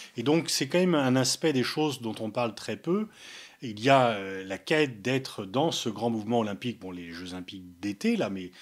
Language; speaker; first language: French; native; French